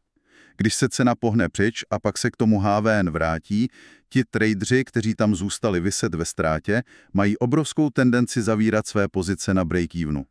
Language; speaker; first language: Czech; native; Czech